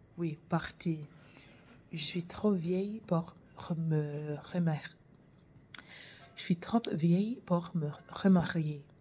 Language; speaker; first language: French; non-native, learner; English